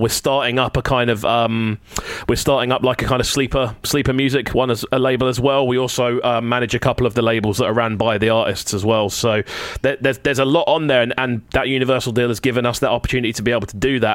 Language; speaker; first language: English; native; English